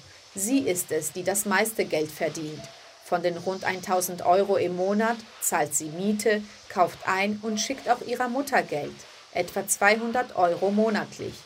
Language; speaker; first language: German; early bilingual, other home language; Greek